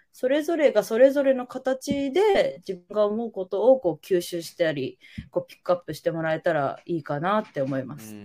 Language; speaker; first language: Japanese; native; Japanese